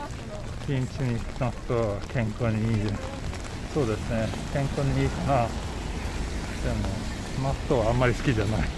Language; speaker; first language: Japanese; non-native, fluent; Swedish